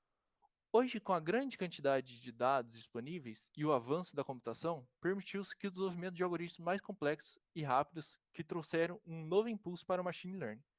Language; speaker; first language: Portuguese; native; Portuguese